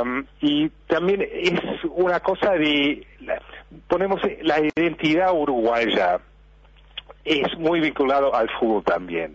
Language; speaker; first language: Spanish; early bilingual, heritage; Spanish